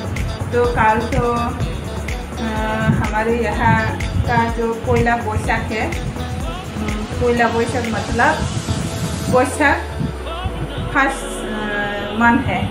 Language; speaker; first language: Hindi; non-native, local second language; Bangla